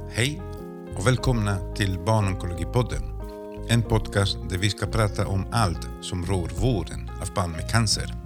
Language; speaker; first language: Swedish; non-native, fluent; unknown